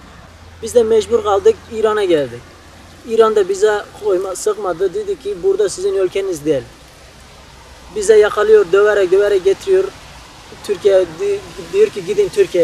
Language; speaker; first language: Turkish; non-native, fluent; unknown